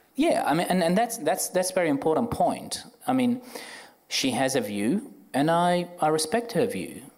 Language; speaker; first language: English; non-native, fluent; Arabic